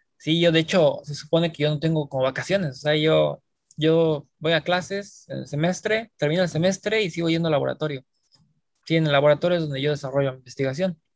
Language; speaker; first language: Spanish; native; Spanish